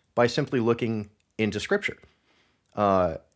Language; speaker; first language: English; native; English